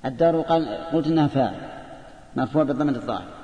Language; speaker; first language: Arabic; native; Arabic